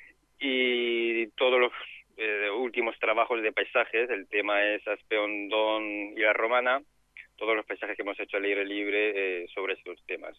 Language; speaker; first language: Spanish; native; Spanish